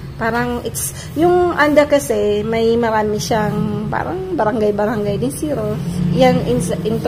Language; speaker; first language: Filipino; native; Filipino